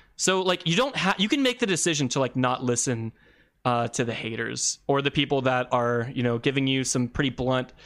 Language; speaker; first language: English; native; English